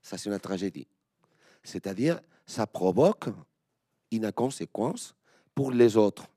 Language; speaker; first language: French; non-native, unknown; Spanish